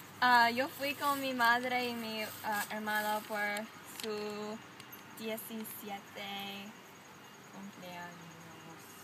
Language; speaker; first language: Spanish; non-native, learner; English